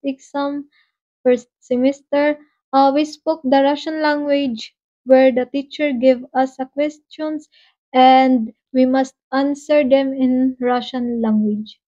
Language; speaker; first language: English; non-native, local second language; Waray